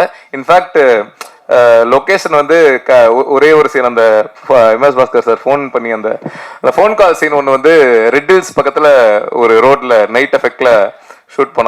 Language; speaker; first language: Tamil; native; Tamil